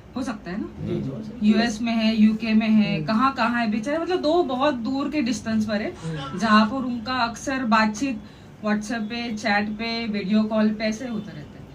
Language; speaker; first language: Hindi; non-native, local second language; Marathi